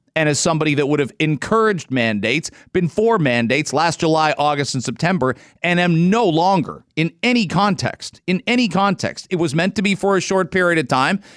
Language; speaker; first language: English; native; English